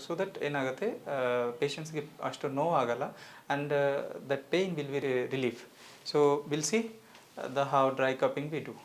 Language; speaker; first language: Kannada; non-native, local second language; Hindi